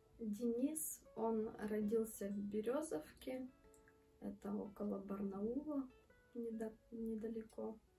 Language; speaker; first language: Russian; early bilingual, heritage; Russian